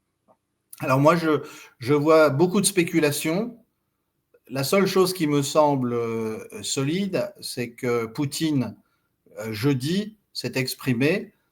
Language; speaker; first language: French; native; French